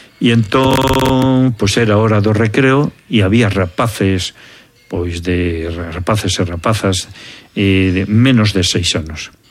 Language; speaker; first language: Galician; native; Galician